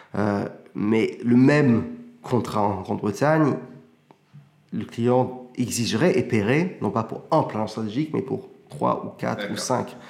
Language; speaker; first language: French; early bilingual, heritage; French